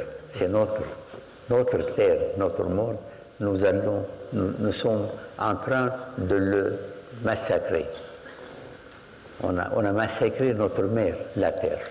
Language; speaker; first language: French; non-native, fluent; Arabic